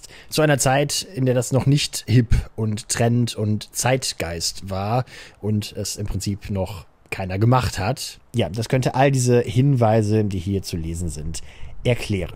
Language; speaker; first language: German; native; German